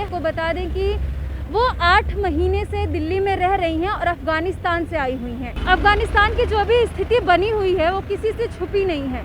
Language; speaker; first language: Hindi; native; Hindi